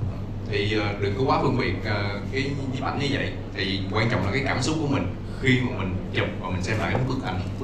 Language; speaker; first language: Vietnamese; native; Vietnamese